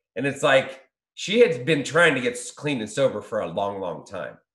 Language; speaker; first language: English; native; English